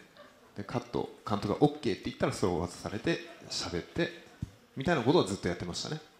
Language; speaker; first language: Japanese; native; Japanese